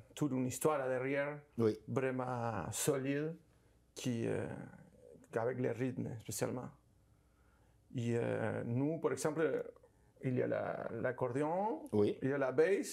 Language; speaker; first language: French; non-native, learner; Spanish